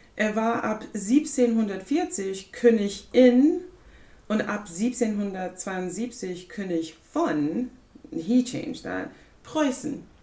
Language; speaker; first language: German; non-native, fluent; English